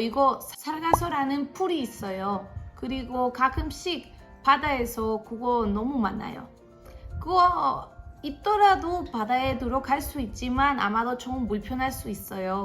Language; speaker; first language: Korean; non-native, fluent; Spanish